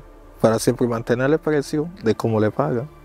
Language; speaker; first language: Spanish; native; Spanish